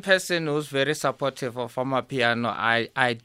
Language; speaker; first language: English; non-native, local second language; Zulu